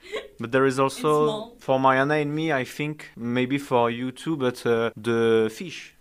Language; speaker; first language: English; non-native, learner; French